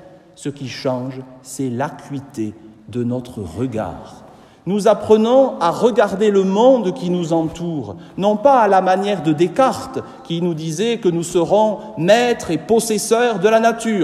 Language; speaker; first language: French; native; French